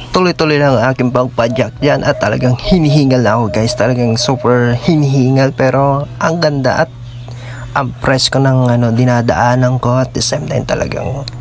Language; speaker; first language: Filipino; non-native, local second language; Bikol